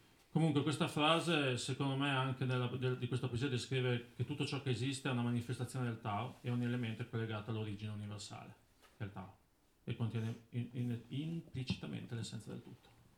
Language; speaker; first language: Italian; native; Italian